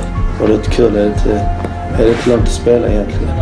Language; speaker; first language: Swedish; early bilingual, other home language; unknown